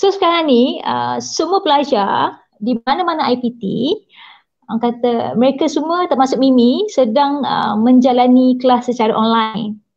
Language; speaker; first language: Malay; native; Malay